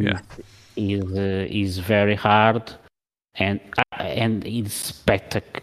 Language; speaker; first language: English; non-native, learner; Portuguese